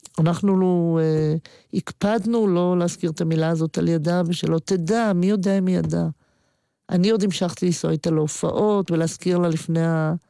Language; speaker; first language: Hebrew; native; Hebrew